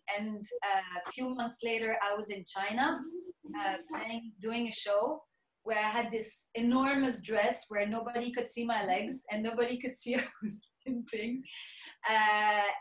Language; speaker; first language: English; non-native, local second language; French